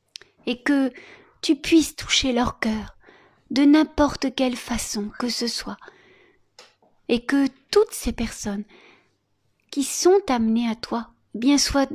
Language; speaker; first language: French; native; French